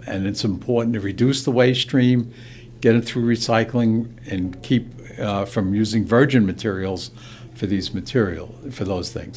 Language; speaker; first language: English; native; English